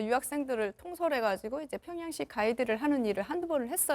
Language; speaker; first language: Korean; native; Korean